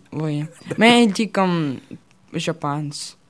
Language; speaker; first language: French; non-native, learner; Russian